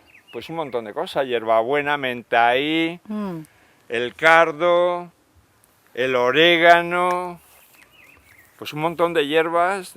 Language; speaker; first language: Spanish; native; Spanish